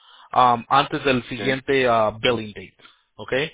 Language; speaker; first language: Spanish; native; Spanish